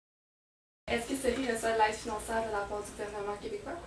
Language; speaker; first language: French; native; French